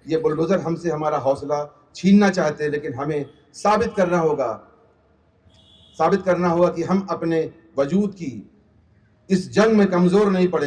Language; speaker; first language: Hindi; native; Hindi